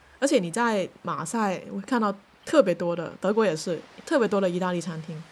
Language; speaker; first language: Chinese; non-native, local second language; Cantonese